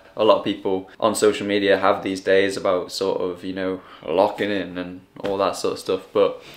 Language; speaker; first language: English; native; English